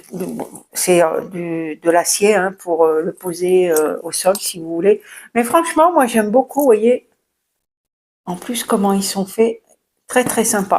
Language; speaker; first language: French; native; French